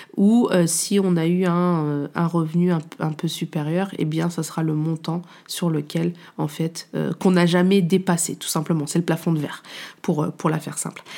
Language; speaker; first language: French; native; French